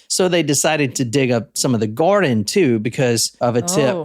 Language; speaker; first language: English; native; English